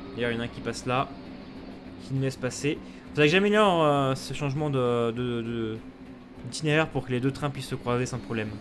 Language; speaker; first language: French; native; French